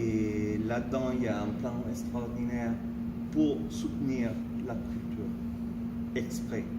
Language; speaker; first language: French; non-native, fluent; Italian